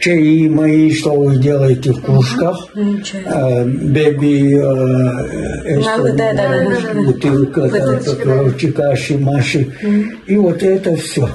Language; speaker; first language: Russian; non-native, fluent; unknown